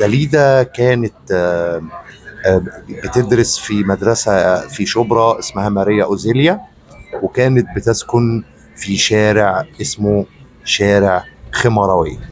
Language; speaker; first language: Arabic; native; Arabic